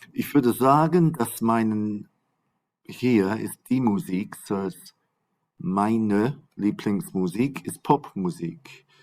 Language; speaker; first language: German; non-native, fluent; English